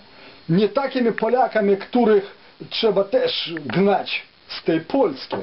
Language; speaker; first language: Polish; non-native, fluent; Ukrainian